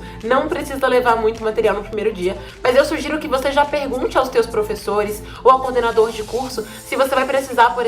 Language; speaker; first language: Portuguese; native; Portuguese